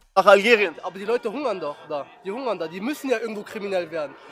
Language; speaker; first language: German; early bilingual, heritage; Arabic